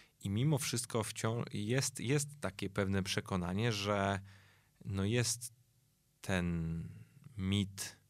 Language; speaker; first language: Polish; native; Polish